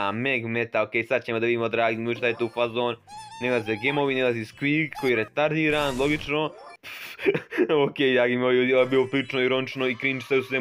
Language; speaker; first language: Serbian; native; Serbian